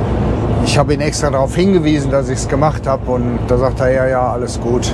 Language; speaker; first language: German; native; German